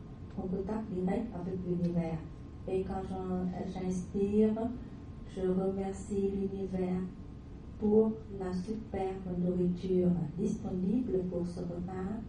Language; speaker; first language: French; non-native, learner; Vietnamese